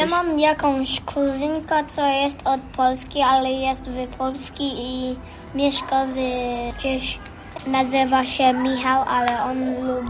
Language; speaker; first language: Polish; early bilingual, heritage; Polish